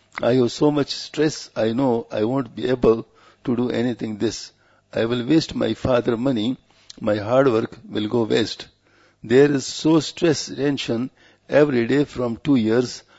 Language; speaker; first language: English; non-native, local second language; Pashto